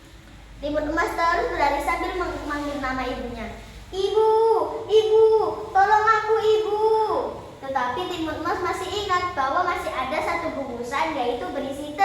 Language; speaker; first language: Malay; non-native, local second language; Javanese